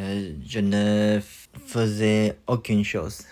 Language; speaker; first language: French; non-native, learner; Chinese